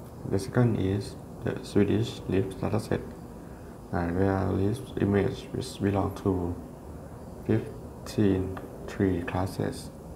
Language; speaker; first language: English; non-native, fluent; Thai